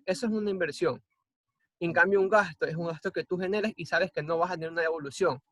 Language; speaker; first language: Spanish; native; Spanish